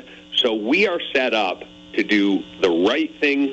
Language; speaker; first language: English; native; English